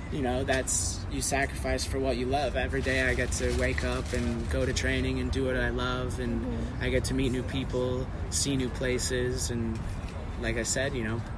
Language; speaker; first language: English; native; English